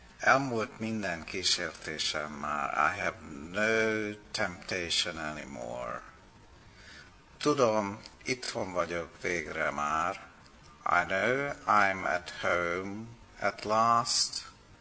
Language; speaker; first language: Hungarian; native; Hungarian